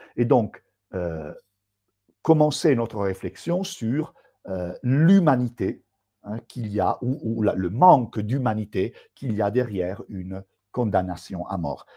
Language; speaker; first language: French; non-native, fluent; Italian